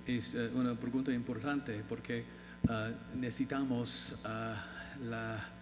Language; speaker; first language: Spanish; non-native, learner; English